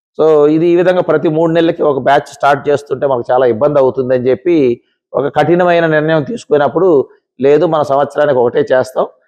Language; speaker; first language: Telugu; native; Telugu